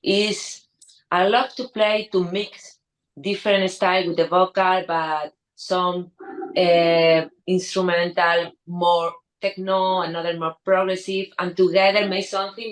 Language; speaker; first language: English; non-native, learner; Spanish